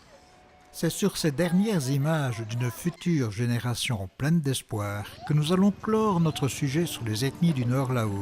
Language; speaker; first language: French; native; French